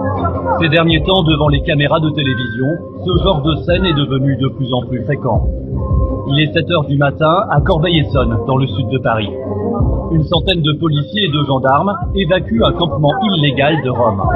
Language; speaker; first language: French; native; French